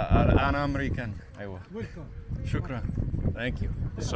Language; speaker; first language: Arabic; non-native, learner; English